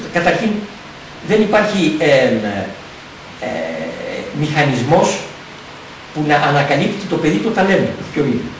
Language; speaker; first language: Greek; native; Greek